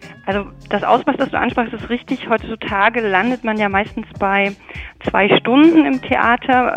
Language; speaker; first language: German; native; German